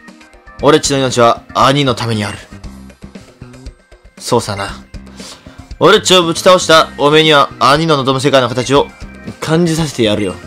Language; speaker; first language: Japanese; native; Japanese